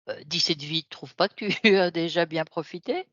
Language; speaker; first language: French; native; French